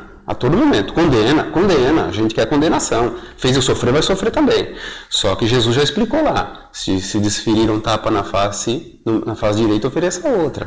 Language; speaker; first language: Portuguese; native; Portuguese